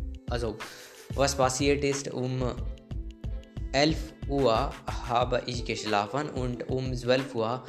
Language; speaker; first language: German; non-native, learner; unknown